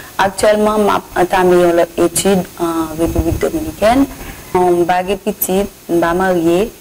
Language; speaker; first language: French; non-native, local second language; Haitian Creole